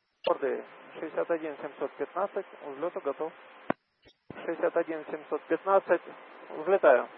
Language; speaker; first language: Russian; native; Russian